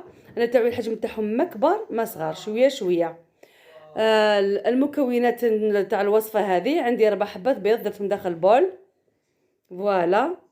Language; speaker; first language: Arabic; native; Arabic